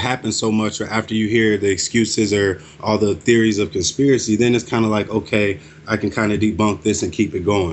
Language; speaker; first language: English; native; English